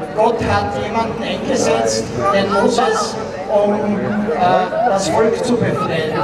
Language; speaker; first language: German; native; German